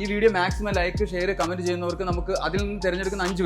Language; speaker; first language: Malayalam; native; Malayalam